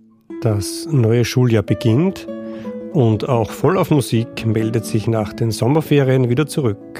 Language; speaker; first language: German; native; German